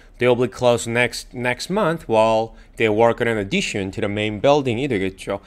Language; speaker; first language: English; non-native, fluent; Korean